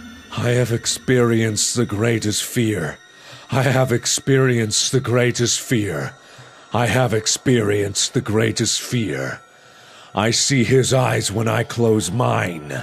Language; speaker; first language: English; native; English